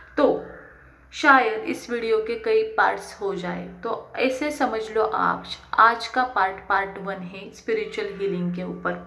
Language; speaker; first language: Hindi; non-native, local second language; Marathi